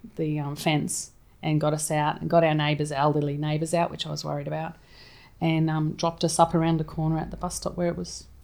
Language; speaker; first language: English; native; English